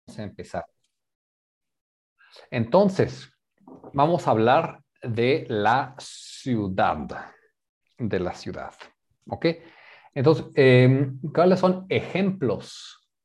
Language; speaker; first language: Spanish; non-native, fluent; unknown